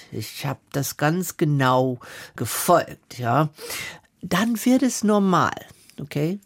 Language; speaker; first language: German; non-native, fluent; English